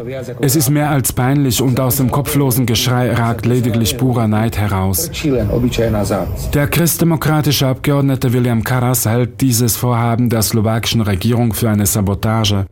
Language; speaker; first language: German; non-native, fluent; Slovak